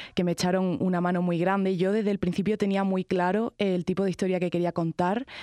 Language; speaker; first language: Spanish; native; Spanish